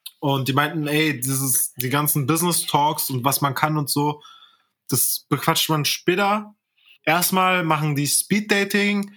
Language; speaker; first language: German; early bilingual, other home language; Turkish